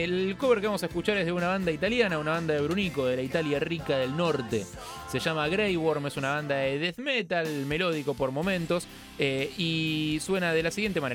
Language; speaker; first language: Spanish; native; Spanish